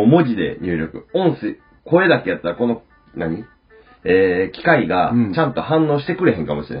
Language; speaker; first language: Japanese; native; Japanese